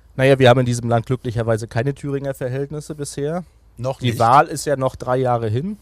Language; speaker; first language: German; native; German